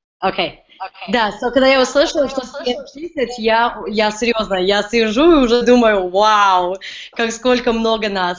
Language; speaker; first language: Russian; early bilingual, heritage; Russian